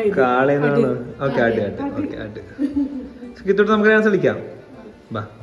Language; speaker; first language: Malayalam; native; Malayalam